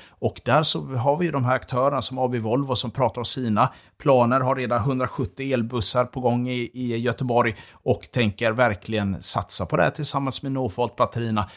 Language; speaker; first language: Swedish; native; Swedish